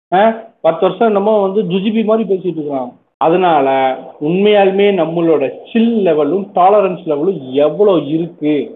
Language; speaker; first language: Tamil; native; Tamil